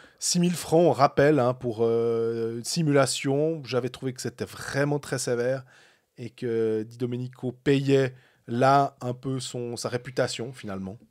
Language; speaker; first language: French; native; French